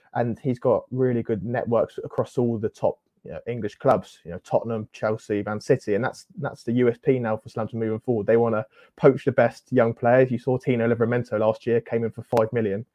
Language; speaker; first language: English; native; English